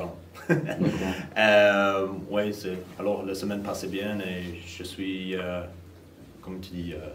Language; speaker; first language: French; non-native, fluent; English